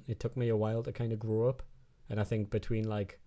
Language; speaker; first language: English; native; English